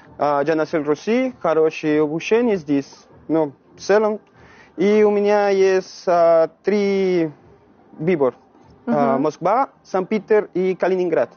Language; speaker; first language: Russian; non-native, learner; Spanish